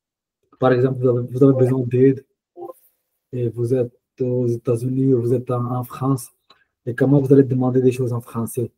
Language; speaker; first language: French; non-native, fluent; Punjabi